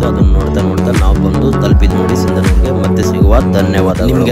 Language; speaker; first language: Kannada; native; Kannada